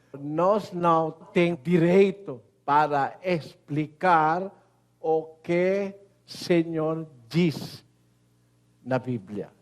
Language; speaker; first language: Portuguese; non-native, learner; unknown